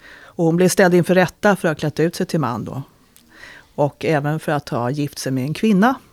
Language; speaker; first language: Swedish; native; Swedish